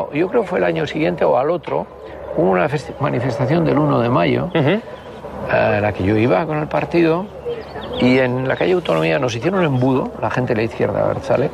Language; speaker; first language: Spanish; native; Spanish